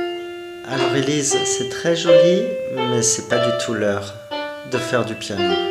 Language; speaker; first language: French; native; French